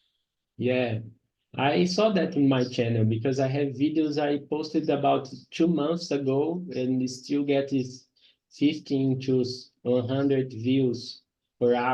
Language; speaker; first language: English; non-native, learner; Portuguese